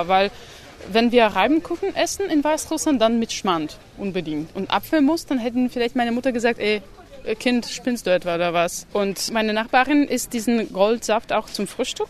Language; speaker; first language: German; non-native, fluent; Belarusian